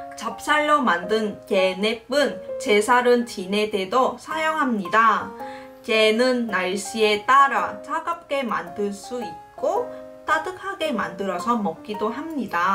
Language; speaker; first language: Korean; non-native, local second language; Vietnamese